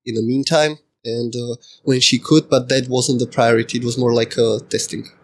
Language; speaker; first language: English; non-native, fluent; Slovak